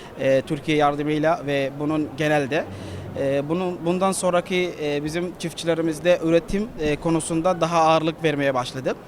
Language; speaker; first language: Turkish; non-native, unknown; Somali